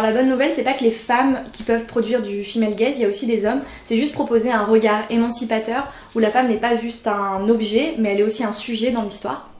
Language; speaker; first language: French; native; French